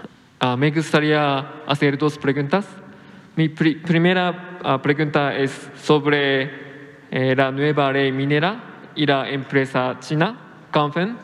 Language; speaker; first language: Spanish; non-native, fluent; Japanese